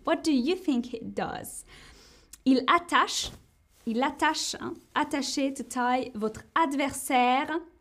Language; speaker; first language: English; non-native, fluent; French